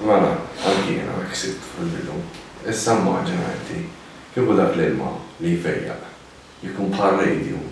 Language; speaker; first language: Maltese; native; Maltese